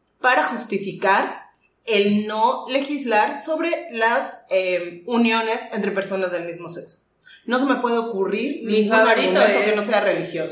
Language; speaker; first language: Spanish; native; Spanish